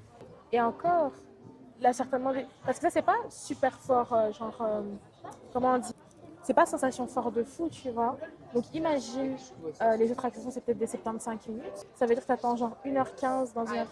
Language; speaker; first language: French; native; French